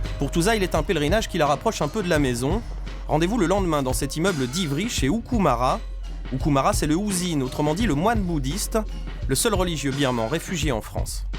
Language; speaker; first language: French; native; French